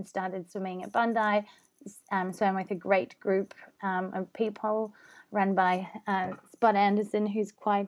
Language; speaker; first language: English; native; English